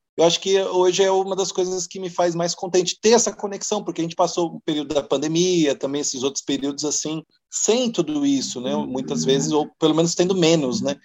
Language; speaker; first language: Portuguese; native; Portuguese